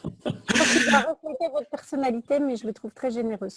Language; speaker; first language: French; native; French